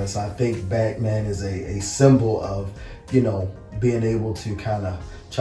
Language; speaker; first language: English; native; English